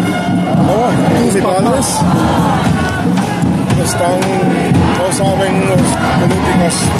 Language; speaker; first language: Spanish; early bilingual, heritage; Spanish